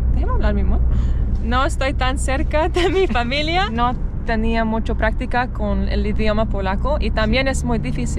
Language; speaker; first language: Spanish; non-native, learner; English